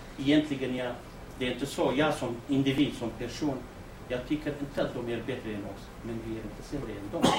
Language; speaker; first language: Swedish; non-native, fluent; Kurdish